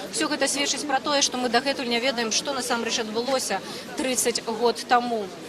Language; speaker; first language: Belarusian; non-native, local second language; Russian